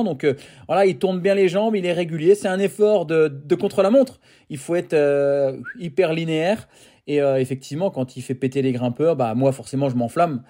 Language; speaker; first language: French; native; French